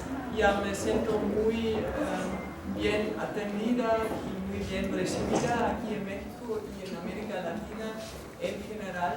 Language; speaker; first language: Spanish; non-native, fluent; German